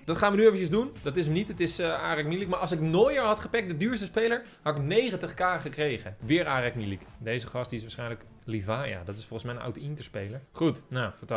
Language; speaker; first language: Dutch; native; Dutch